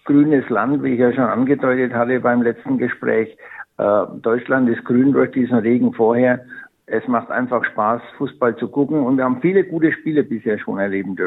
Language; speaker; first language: German; native; German